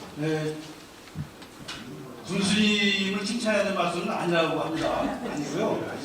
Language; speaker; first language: Korean; native; Korean